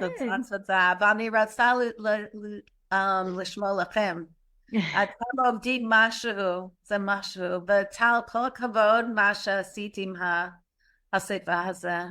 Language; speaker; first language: Hebrew; non-native, learner; English